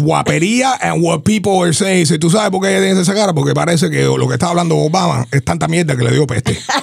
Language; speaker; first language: Spanish; native; Spanish